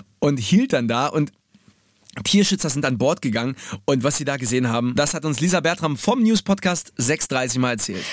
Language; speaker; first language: German; early bilingual, other home language; Polish